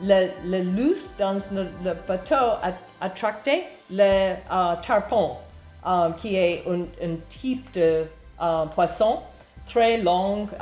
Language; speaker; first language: French; non-native, learner; English